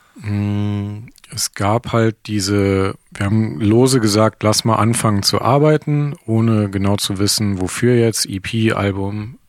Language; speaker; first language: German; native; German